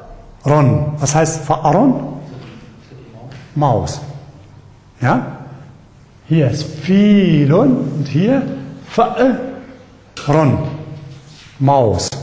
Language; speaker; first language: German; non-native, fluent; Arabic